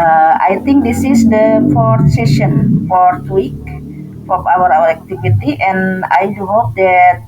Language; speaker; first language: English; non-native, fluent; Indonesian